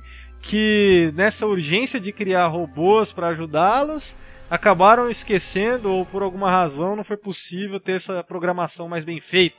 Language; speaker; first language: Portuguese; native; Portuguese